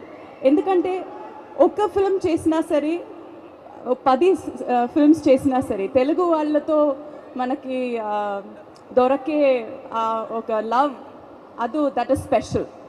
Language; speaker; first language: Telugu; non-native, fluent; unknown